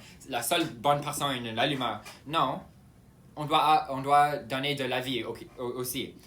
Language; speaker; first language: French; non-native, local second language; English